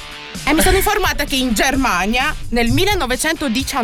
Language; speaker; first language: Italian; native; Italian